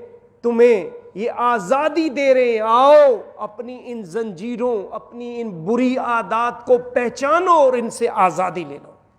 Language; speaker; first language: Urdu; native; Urdu